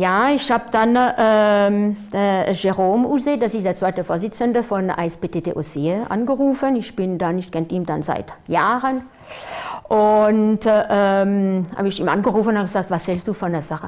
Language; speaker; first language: German; non-native, fluent; French